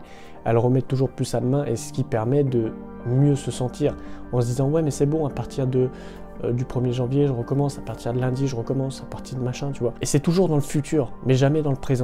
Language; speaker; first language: French; native; French